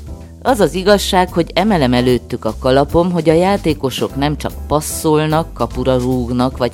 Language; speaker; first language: Hungarian; native; Hungarian